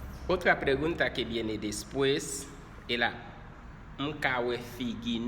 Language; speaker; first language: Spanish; non-native, fluent; Haitian Creole